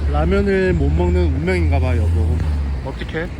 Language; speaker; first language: Korean; native; Korean